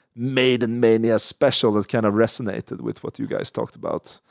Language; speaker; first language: English; non-native, fluent; Swedish